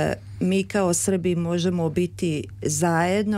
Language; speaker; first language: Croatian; early bilingual, heritage; Serbian